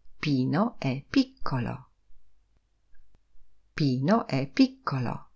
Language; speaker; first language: Italian; non-native, fluent; Polish